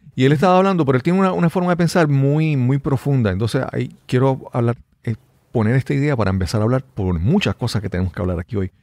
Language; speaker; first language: Spanish; native; Spanish